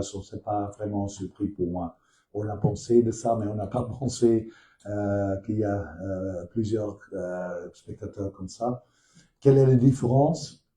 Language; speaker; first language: French; non-native, learner; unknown